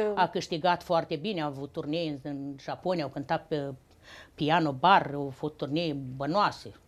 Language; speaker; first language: Romanian; native; Romanian